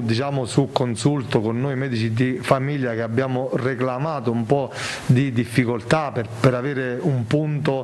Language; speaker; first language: Italian; native; Italian